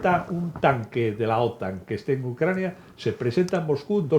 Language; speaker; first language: Spanish; native; Spanish